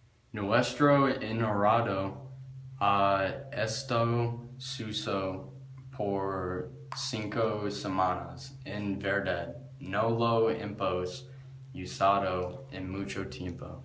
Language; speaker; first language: Spanish; non-native, learner; English